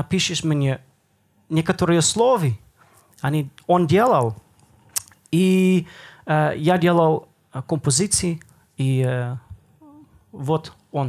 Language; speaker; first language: Russian; non-native, learner; Dutch